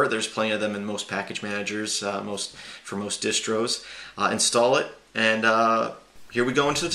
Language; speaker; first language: English; native; English